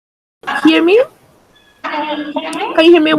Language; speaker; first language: English; non-native, fluent; Spanish